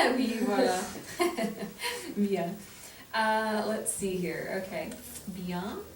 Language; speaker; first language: French; non-native, fluent; English